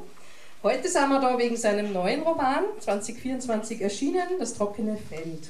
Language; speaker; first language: German; native; German